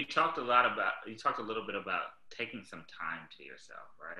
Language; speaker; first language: English; native; English